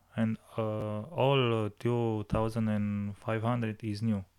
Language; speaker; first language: English; non-native, learner; Romanian